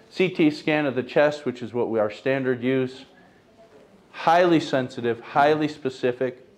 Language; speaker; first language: English; early bilingual, other home language; Ukrainian